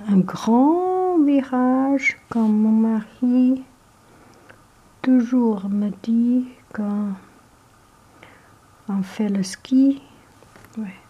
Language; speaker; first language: French; non-native, learner; Chinese